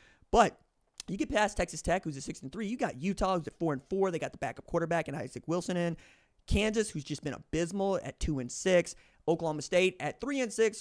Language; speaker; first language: English; native; English